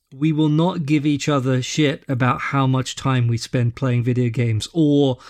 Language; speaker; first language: English; native; English